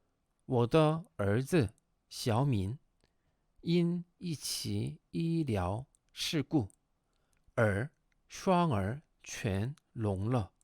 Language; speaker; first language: Chinese; non-native, fluent; Korean